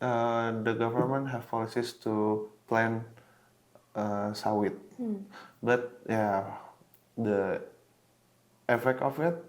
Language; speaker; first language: English; non-native, local second language; Indonesian